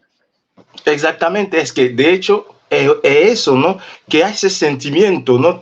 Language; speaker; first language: Spanish; non-native, fluent; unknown